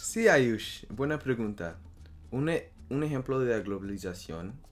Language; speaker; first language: Spanish; non-native, learner; French